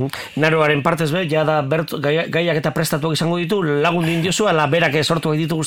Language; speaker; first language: Basque; native; Basque